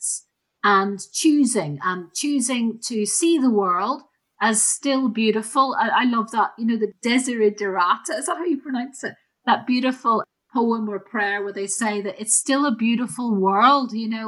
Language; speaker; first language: English; native; English